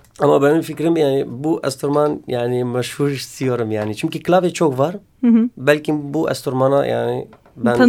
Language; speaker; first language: Turkish; non-native, learner; Kurdish